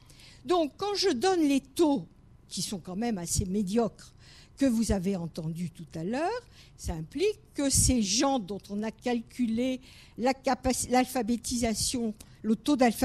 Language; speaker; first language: French; native; French